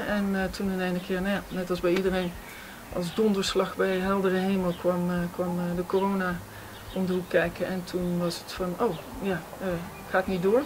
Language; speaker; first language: Dutch; native; Dutch